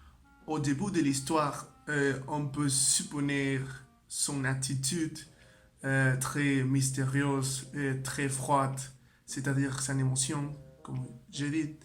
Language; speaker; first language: French; non-native, learner; Spanish